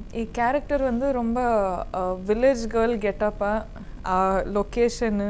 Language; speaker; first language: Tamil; non-native, learner; Kannada